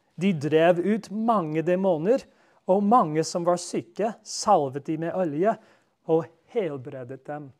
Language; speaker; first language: Norwegian; non-native, fluent; English